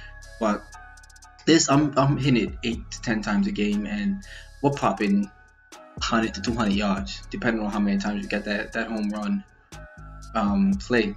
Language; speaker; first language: English; native; English